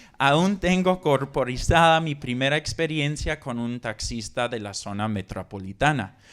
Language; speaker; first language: Spanish; non-native, fluent; English